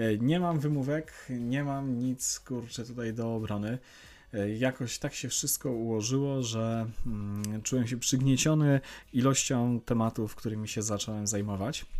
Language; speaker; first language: Polish; native; Polish